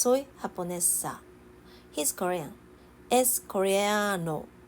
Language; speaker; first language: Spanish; non-native, learner; Japanese